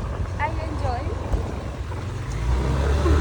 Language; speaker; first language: English; non-native, fluent; Sinhala